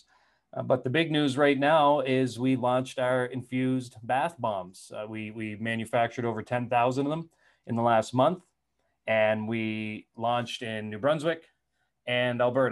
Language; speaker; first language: English; native; English